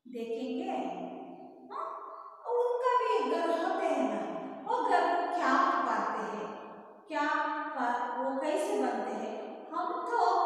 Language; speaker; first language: Hindi; non-native, local second language; Kannada